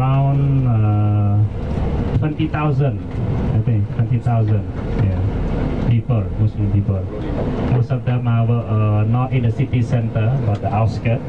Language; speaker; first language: English; non-native, local second language; Khmer